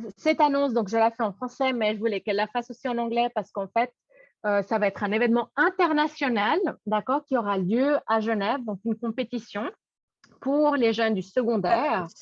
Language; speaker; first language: French; native; French